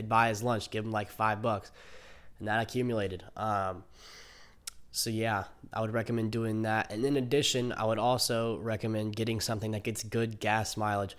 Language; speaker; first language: English; native; English